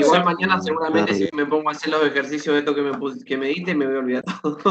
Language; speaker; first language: Spanish; native; Spanish